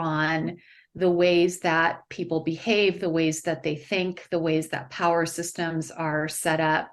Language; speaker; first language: English; native; English